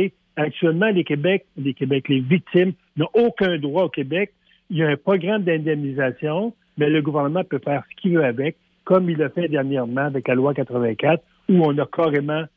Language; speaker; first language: French; native; French